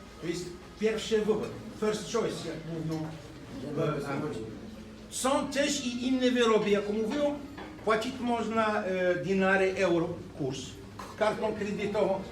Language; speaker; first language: Polish; non-native, learner; Arabic